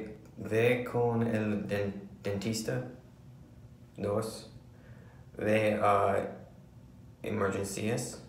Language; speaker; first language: Spanish; non-native, learner; English